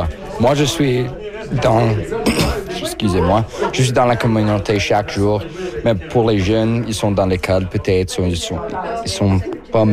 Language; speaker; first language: French; non-native, local second language; English